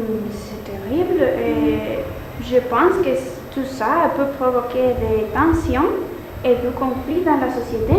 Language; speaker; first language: French; non-native, learner; Spanish